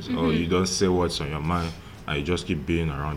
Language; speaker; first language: English; non-native, local second language; French